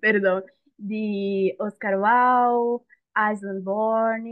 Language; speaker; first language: Spanish; non-native, learner; Portuguese